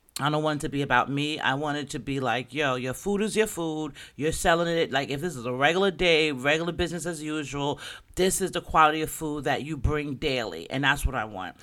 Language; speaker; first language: English; native; English